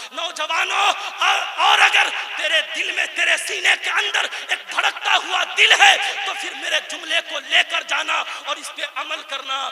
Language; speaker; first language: Urdu; native; Urdu